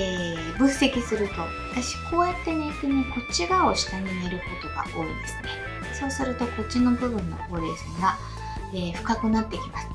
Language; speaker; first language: Japanese; native; Japanese